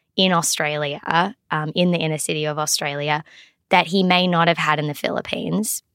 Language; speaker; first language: English; native; English